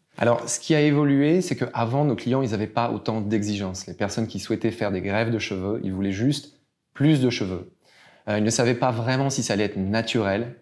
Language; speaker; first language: French; native; French